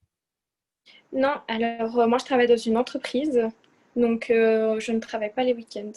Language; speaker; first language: French; early bilingual, other home language; Portuguese